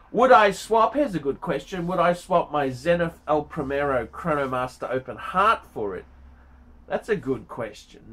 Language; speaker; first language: English; native; English